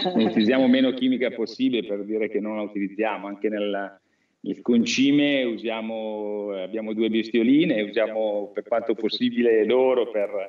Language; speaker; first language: Italian; native; Italian